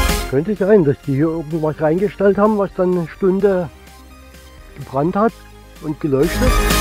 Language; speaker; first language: German; native; German